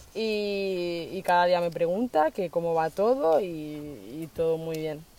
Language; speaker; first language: Spanish; native; Spanish